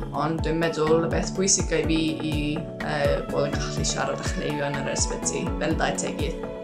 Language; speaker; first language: Welsh; non-native, fluent; Estonian